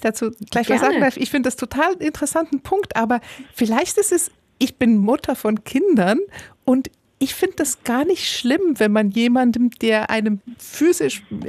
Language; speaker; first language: German; native; German